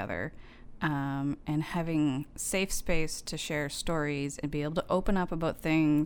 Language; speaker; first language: English; native; English